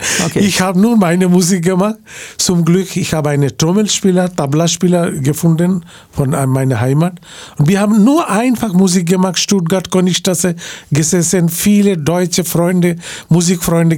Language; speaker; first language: German; non-native, learner; Bangla